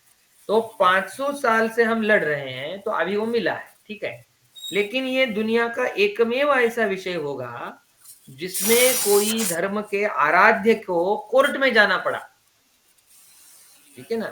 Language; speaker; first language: Hindi; native; Hindi